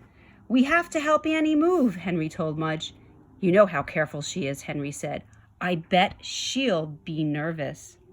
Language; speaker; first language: English; native; English